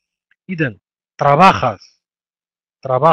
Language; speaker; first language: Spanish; non-native, fluent; Arabic